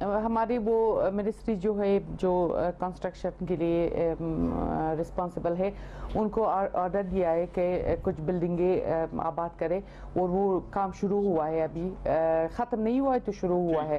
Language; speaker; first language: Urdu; non-native, fluent; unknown